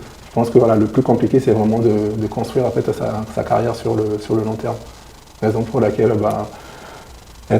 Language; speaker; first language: French; native; French